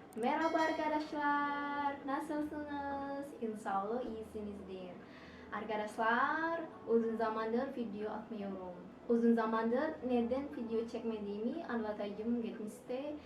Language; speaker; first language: Turkish; non-native, learner; Indonesian